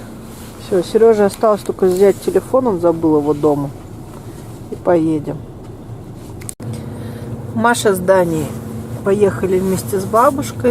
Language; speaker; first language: Russian; native; Russian